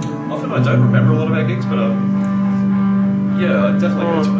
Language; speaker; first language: English; native; English